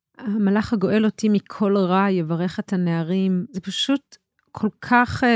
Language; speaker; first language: Hebrew; native; Hebrew